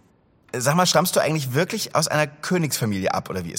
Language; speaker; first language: German; native; German